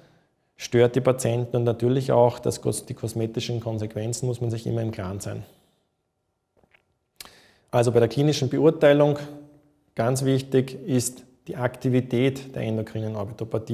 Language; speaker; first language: German; native; German